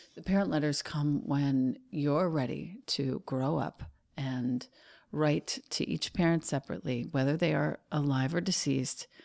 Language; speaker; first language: English; native; English